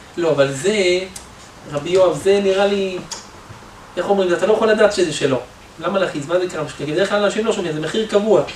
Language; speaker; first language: Hebrew; native; Hebrew